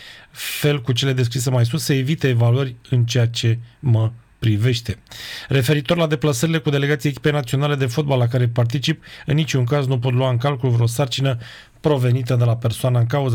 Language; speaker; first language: Romanian; native; Romanian